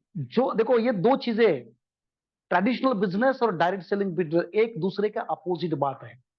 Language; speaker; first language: Hindi; non-native, local second language; Marathi